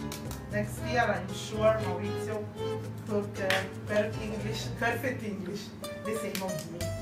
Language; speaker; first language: English; non-native, learner; Italian